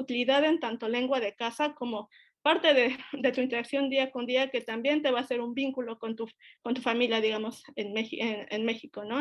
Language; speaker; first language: Spanish; native; Spanish